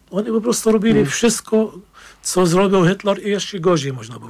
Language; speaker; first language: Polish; non-native, fluent; Arabic